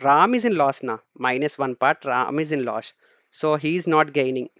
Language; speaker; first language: English; non-native, local second language; Telugu